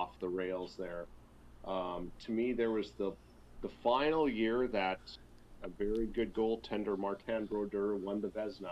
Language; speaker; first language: English; native; English